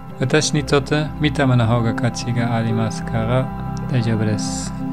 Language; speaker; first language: Japanese; non-native, learner; English